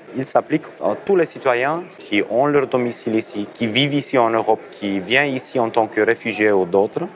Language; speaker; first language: French; non-native, fluent; Romanian